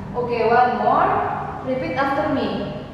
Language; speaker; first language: English; non-native, learner; Indonesian